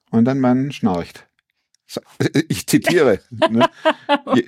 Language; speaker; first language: German; native; German